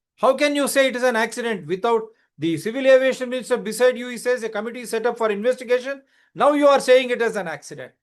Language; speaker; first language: English; non-native, local second language; Telugu